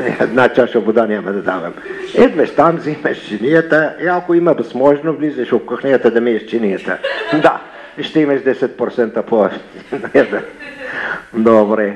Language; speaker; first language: Bulgarian; non-native, learner; Arabic